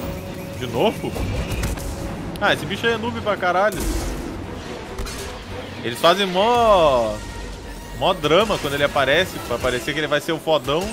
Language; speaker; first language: Portuguese; native; Portuguese